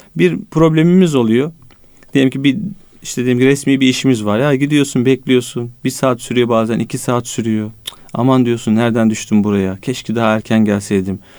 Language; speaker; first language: Turkish; native; Turkish